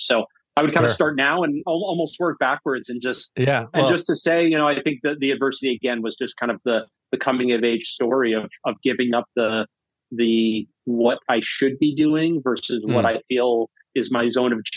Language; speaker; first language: English; native; English